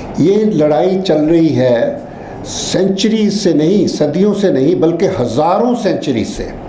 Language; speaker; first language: Urdu; native; Urdu